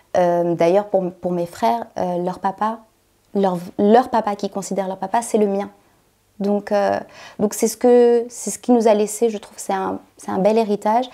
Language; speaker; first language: French; native; French